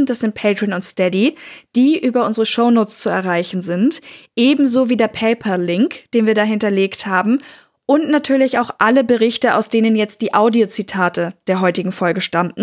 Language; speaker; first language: German; native; German